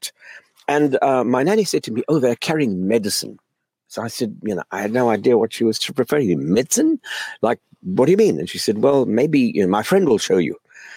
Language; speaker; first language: English; native; English